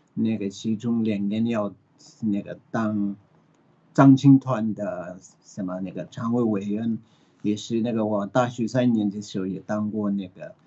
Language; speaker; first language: Chinese; early bilingual, other home language; Tibetan